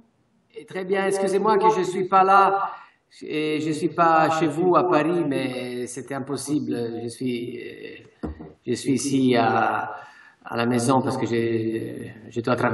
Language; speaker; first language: French; non-native, fluent; Italian